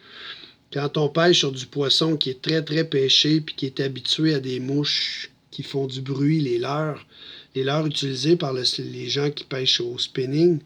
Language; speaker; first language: French; native; French